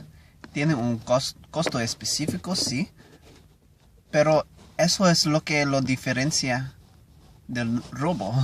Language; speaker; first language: Spanish; non-native, learner; English